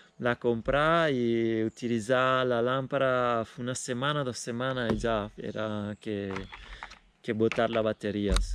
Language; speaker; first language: Spanish; non-native, fluent; Italian